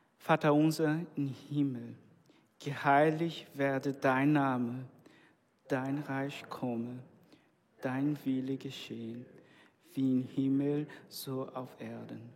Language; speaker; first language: German; non-native, fluent; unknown